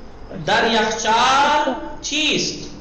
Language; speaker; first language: Persian; non-native, fluent; Urdu